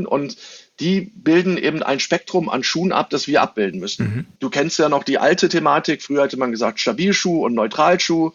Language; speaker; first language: German; native; German